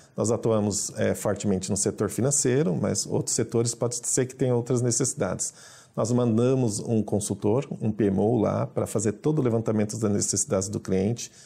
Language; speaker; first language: Portuguese; native; Portuguese